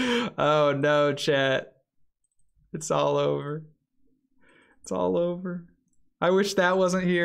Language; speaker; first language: English; native; English